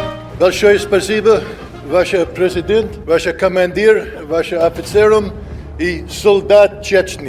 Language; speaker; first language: Russian; non-native, learner; English